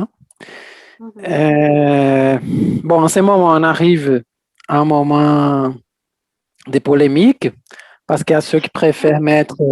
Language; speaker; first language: French; non-native, fluent; Portuguese